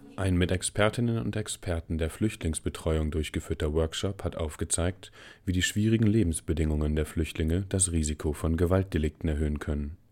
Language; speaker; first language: German; native; German